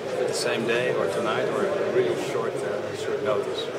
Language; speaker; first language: English; non-native, fluent; Dutch